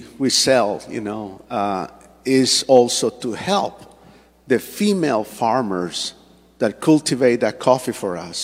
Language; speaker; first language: English; non-native, fluent; Spanish